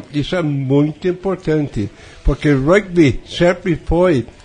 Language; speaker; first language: Portuguese; non-native, fluent; English